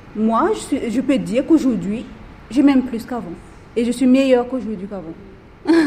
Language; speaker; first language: French; non-native, local second language; Malagasy